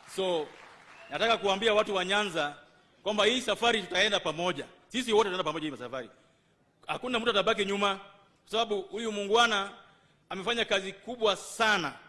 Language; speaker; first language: Swahili; non-native, local second language; Luo (Kenya and Tanzania)